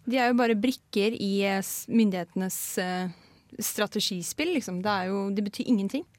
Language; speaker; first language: Norwegian; native; Norwegian